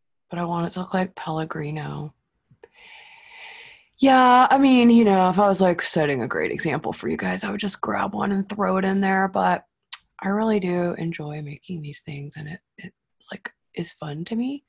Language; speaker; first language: English; native; English